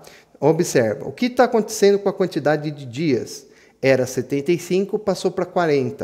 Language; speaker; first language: Portuguese; native; Portuguese